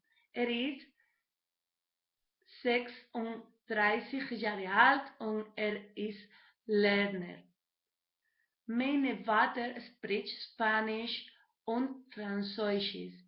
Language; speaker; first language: German; non-native, learner; Spanish